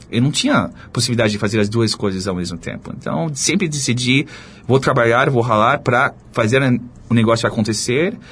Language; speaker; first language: Portuguese; non-native, fluent; English